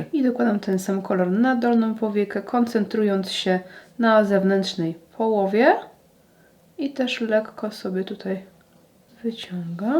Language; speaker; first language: Polish; native; Polish